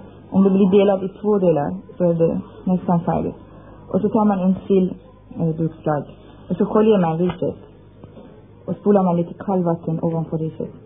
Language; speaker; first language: Swedish; non-native, fluent; Persian